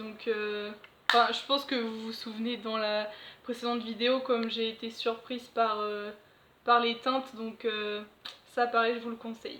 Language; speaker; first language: French; native; French